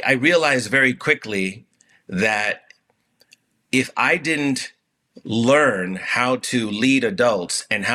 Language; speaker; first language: English; early bilingual, other home language; Spanish